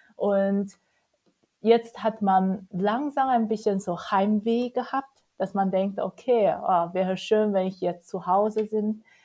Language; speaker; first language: German; non-native, fluent; Chinese